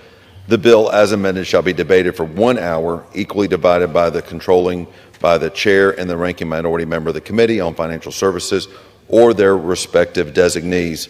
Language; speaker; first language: English; native; English